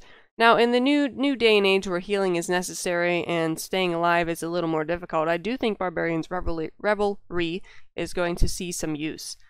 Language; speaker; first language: English; native; English